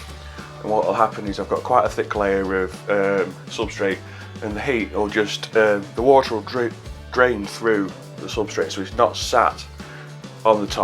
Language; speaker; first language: English; native; English